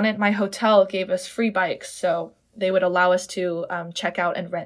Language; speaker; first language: English; native; English